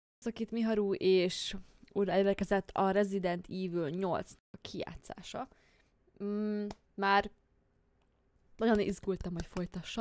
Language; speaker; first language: Hungarian; native; Hungarian